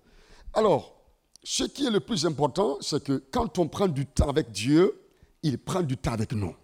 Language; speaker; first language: French; non-native, local second language; Mossi